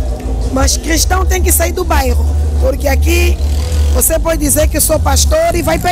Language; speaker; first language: Portuguese; non-native, local second language; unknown